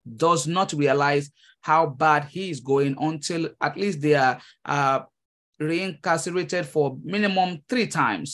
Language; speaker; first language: English; non-native, local second language; Yoruba